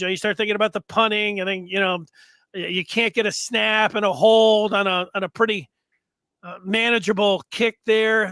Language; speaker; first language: English; native; English